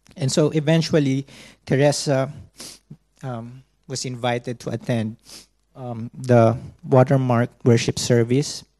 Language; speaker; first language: English; non-native, local second language; Filipino